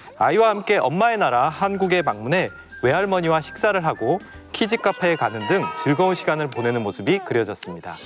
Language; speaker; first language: Korean; native; Korean